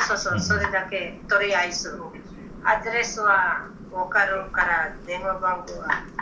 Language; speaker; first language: Japanese; non-native, learner; Filipino